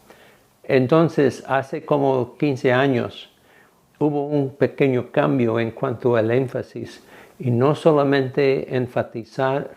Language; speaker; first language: Spanish; non-native, fluent; English